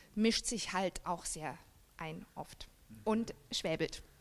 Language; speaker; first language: German; native; German